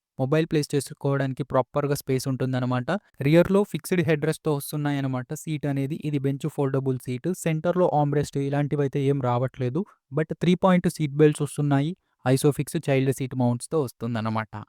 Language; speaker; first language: Telugu; native; Telugu